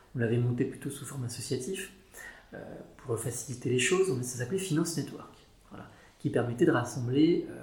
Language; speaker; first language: French; native; French